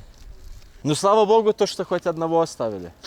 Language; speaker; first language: Russian; early bilingual, heritage; Russian